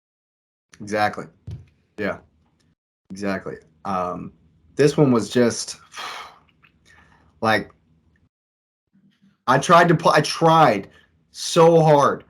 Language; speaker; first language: English; native; English